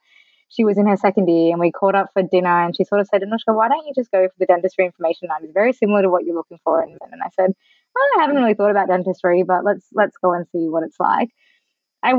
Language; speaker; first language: English; non-native, local second language; Sinhala